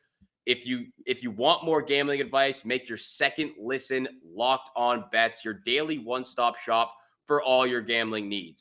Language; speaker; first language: English; native; English